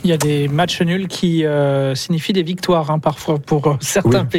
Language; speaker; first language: French; native; French